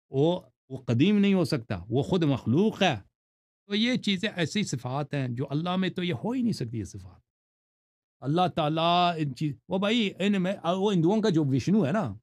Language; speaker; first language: Urdu; non-native, fluent; Persian